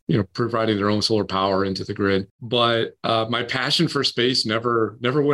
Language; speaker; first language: English; native; English